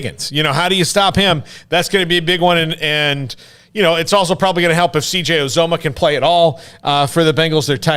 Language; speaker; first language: English; native; English